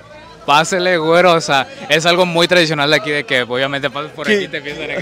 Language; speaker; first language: Spanish; native; Spanish